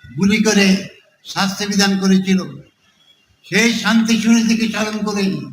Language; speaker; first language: Bangla; native; Bangla